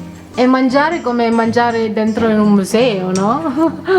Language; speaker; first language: Italian; non-native, learner; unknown